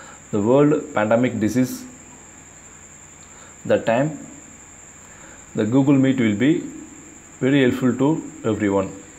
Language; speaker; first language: English; non-native, local second language; Tamil